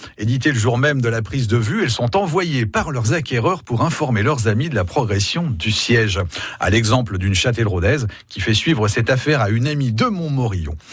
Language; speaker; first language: French; native; French